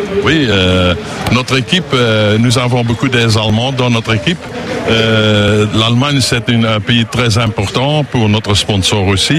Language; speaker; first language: French; non-native, learner; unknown